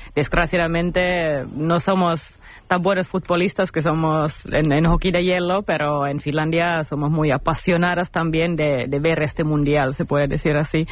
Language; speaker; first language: Spanish; non-native, fluent; Finnish